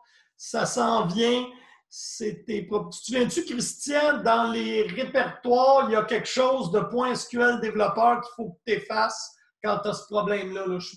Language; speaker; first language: French; native; French